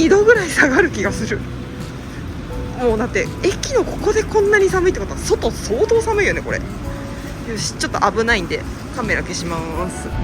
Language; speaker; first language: Japanese; native; Japanese